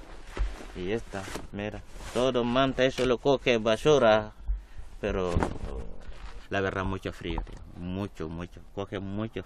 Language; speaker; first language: Spanish; non-native, learner; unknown